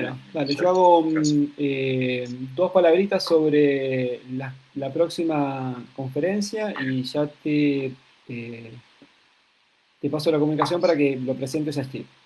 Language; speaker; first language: Spanish; native; Spanish